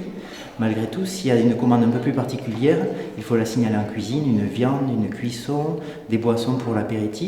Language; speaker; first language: French; native; French